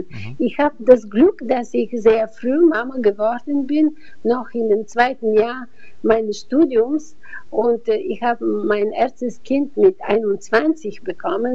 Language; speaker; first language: German; non-native, fluent; Bulgarian